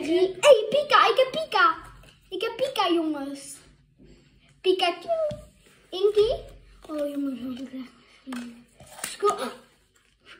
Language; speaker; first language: Dutch; native; Dutch